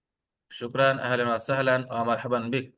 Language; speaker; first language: Arabic; non-native, fluent; Bangla